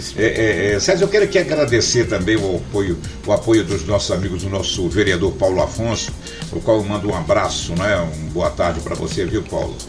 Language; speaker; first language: Portuguese; native; Portuguese